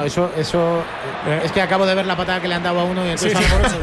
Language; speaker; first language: Spanish; native; Spanish